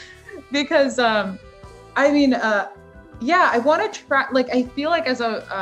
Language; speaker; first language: English; native; English